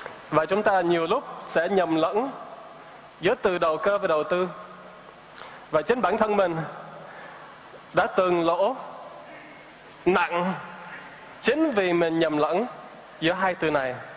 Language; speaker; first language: Vietnamese; non-native, fluent; English